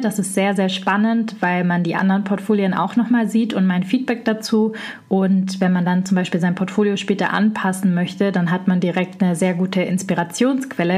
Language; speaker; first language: German; native; German